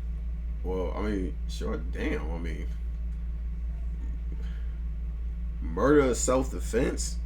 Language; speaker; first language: English; native; English